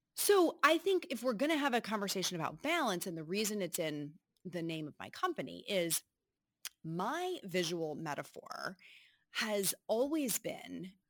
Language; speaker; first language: English; native; English